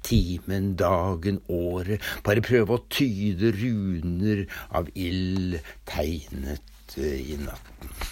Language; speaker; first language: Norwegian; native; Norwegian